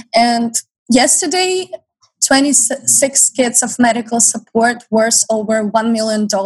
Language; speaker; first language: English; non-native, fluent; Ukrainian